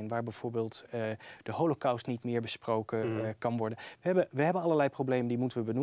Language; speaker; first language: Dutch; native; Dutch